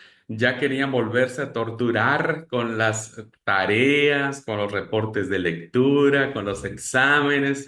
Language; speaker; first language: Spanish; native; Spanish